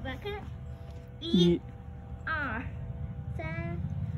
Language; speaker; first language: Chinese; early bilingual, heritage; Chinese